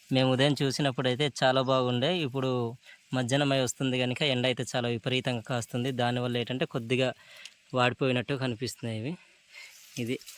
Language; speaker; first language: Telugu; non-native, local second language; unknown